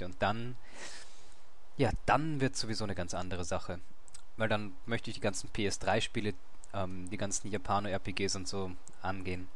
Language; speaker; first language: German; native; German